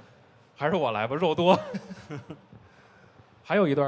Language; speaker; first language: Chinese; native; Chinese